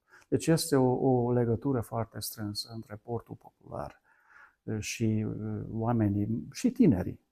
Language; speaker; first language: Romanian; non-native, local second language; Hungarian